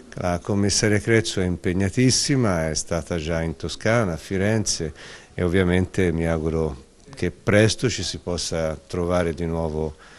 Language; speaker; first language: Italian; native; Italian